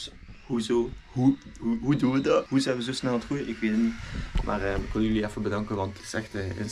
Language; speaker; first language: Dutch; native; Dutch